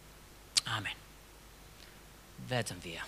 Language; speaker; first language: German; non-native, fluent; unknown